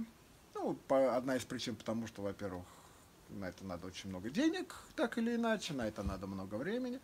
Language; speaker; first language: Russian; native; Russian